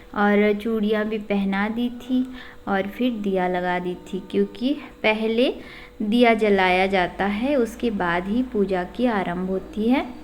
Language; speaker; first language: Hindi; non-native, local second language; Odia